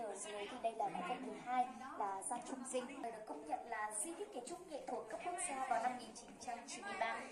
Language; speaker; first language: Vietnamese; non-native, local second language; Hmong